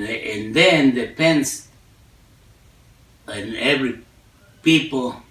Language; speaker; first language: English; non-native, learner; Spanish